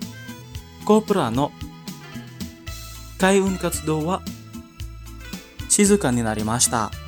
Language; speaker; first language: Japanese; non-native, fluent; Indonesian